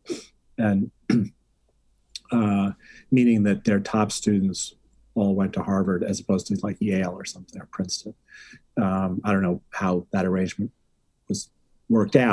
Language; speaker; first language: English; native; English